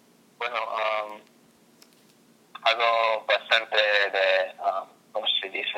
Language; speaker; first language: Spanish; non-native, fluent; English